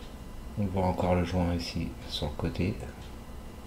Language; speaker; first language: French; native; French